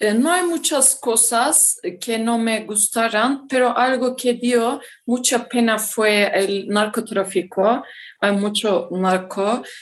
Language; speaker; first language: Spanish; non-native, learner; Turkish